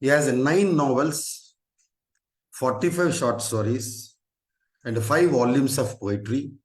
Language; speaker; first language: English; non-native, local second language; Telugu